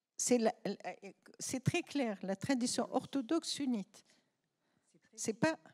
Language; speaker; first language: French; non-native, local second language; Arabic